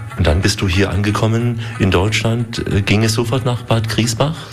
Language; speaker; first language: German; native; German